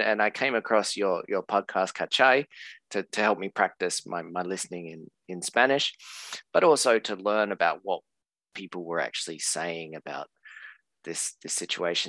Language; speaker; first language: English; native; English